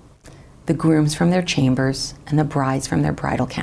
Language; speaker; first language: English; native; English